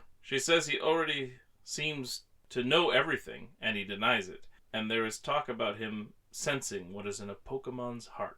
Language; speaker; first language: English; native; English